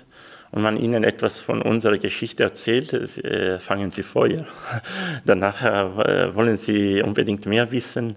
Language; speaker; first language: German; non-native, local second language; Swiss German